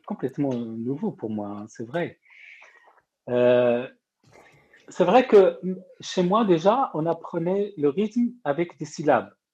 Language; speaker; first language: French; non-native, local second language; Arabic